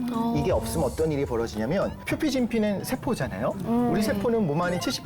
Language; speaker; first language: Korean; native; Korean